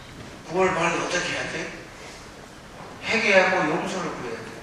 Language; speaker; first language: Korean; native; Korean